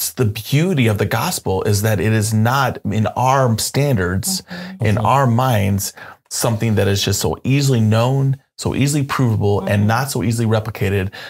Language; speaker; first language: English; native; English